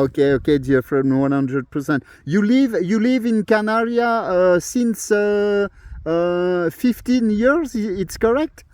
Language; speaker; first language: English; non-native, learner; French